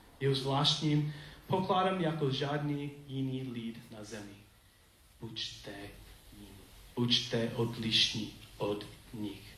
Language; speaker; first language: Czech; non-native, learner; English